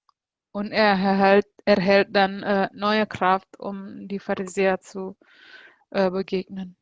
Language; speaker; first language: German; non-native, fluent; Indonesian